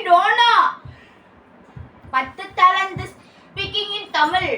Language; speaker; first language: English; non-native, local second language; Tamil